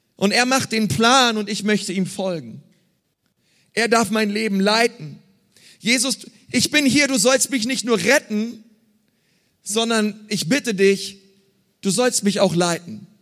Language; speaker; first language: German; native; German